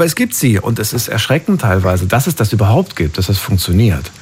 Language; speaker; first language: German; native; German